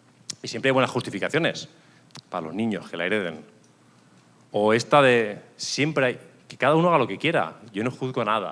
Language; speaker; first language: Spanish; native; Spanish